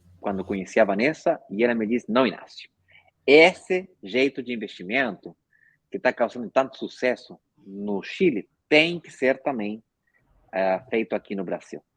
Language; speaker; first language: Portuguese; non-native, fluent; Spanish